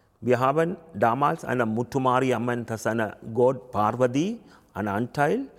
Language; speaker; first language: German; non-native, learner; Tamil